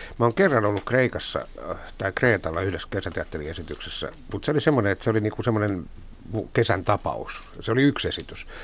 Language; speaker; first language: Finnish; native; Finnish